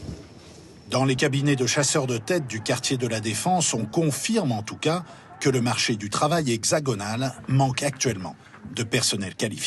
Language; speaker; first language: French; native; French